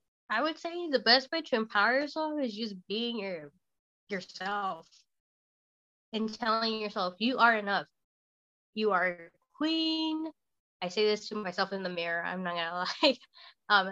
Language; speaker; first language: English; early bilingual, other home language; Spanish